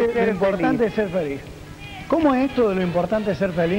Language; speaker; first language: Spanish; native; Spanish